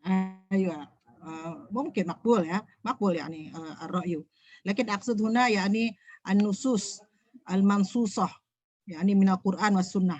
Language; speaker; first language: Arabic; non-native, fluent; Indonesian